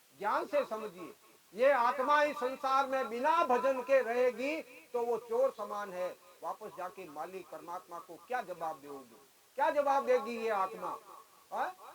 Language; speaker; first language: Hindi; native; Hindi